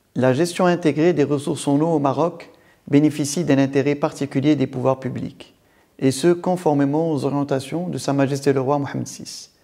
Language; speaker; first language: French; non-native, local second language; Arabic